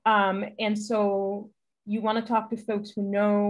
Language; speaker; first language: English; non-native, fluent; Hebrew